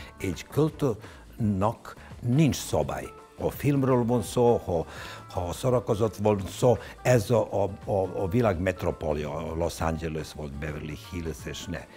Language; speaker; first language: Hungarian; non-native, learner; Serbian